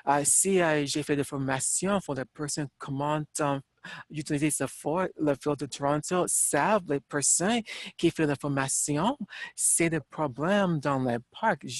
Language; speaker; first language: French; non-native, learner; English